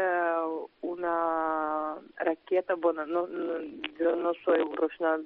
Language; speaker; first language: Spanish; non-native, fluent; Ukrainian